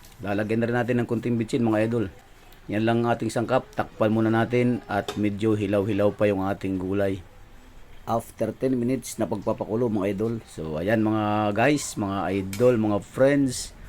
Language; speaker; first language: Filipino; non-native, local second language; Waray